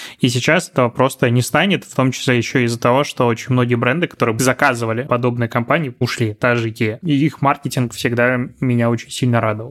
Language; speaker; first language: Russian; native; Russian